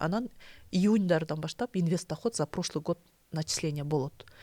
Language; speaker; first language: Russian; non-native, local second language; Kyrgyz